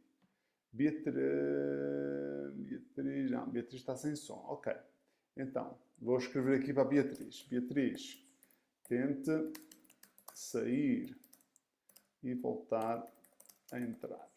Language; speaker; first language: Portuguese; early bilingual, heritage; Portuguese